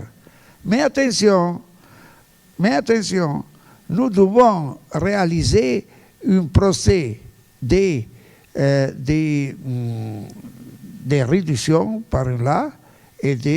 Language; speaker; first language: French; non-native, fluent; Italian